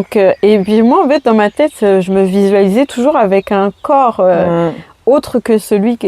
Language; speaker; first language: French; native; French